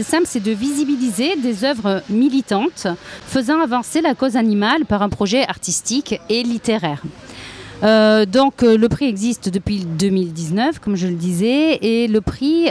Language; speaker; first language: French; native; French